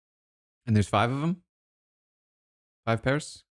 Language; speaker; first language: English; native; English